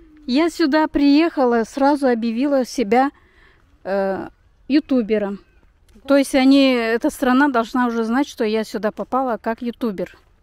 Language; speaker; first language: Russian; non-native, local second language; Kazakh